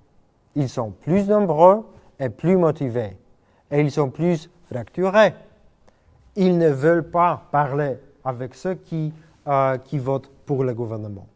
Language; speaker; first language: French; non-native, fluent; Polish